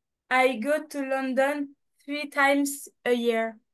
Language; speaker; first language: English; non-native, learner; French